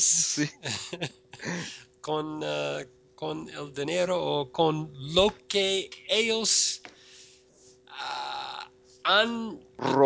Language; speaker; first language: Spanish; non-native, fluent; English